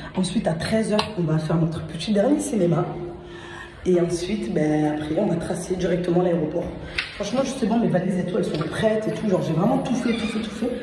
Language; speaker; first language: French; early bilingual, other home language; Fula